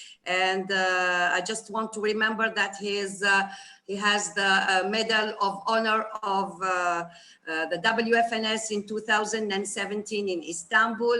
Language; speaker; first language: English; non-native, fluent; Arabic